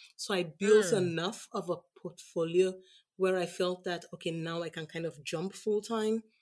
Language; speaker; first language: English; non-native, local second language; Yoruba